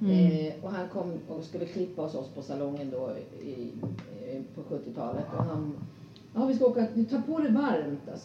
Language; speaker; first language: Swedish; native; Swedish